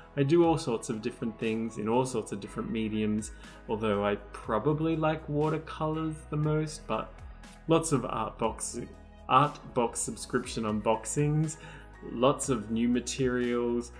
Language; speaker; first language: English; native; English